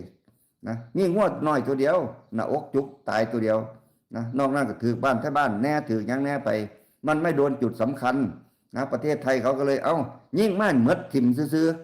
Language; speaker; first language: Thai; non-native, local second language; Lao